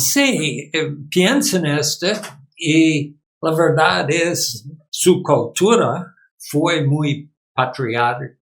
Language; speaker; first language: Spanish; non-native, learner; English